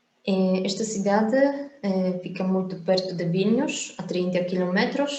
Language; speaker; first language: Portuguese; non-native, fluent; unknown